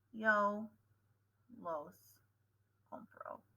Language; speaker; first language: Spanish; non-native, fluent; English